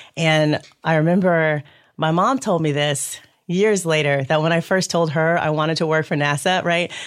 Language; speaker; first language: English; native; English